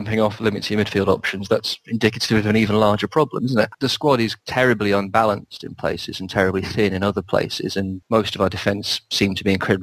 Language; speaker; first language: English; native; English